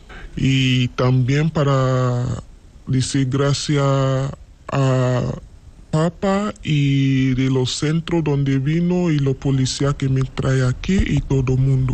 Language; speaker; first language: Spanish; non-native, learner; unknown